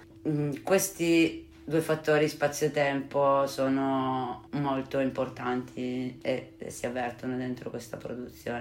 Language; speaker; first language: Italian; native; Italian